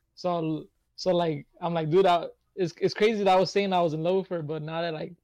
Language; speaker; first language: English; native; English